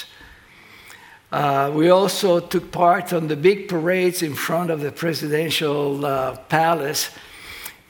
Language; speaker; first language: English; non-native, fluent; Spanish